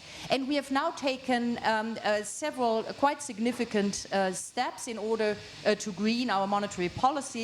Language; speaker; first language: English; non-native, fluent; German